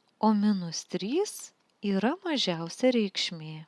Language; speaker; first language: Lithuanian; native; Lithuanian